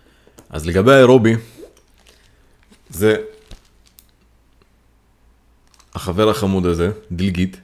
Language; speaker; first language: Hebrew; native; Hebrew